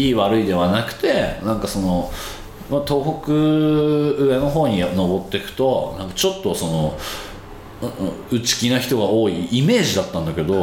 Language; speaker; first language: Japanese; native; Japanese